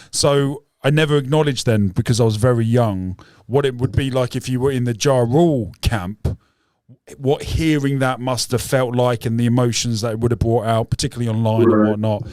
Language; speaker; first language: English; native; English